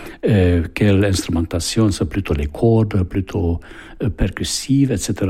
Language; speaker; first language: French; non-native, fluent; Hungarian